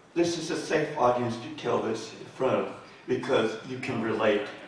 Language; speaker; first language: English; native; English